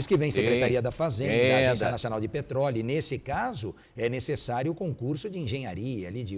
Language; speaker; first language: Portuguese; native; Portuguese